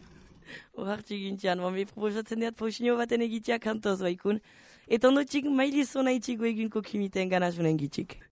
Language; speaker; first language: Basque; native; Basque